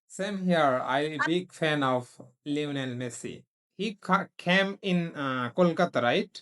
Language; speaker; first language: English; non-native, learner; Bangla